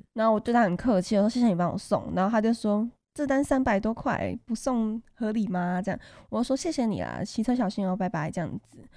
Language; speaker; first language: Chinese; native; Chinese